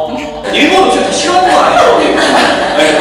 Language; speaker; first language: Korean; native; Korean